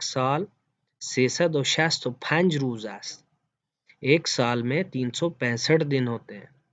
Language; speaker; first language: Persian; non-native, fluent; Urdu